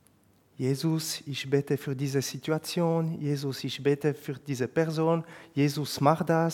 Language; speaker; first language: German; non-native, fluent; French